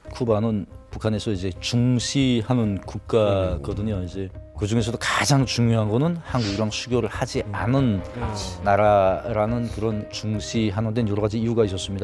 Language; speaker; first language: Korean; native; Korean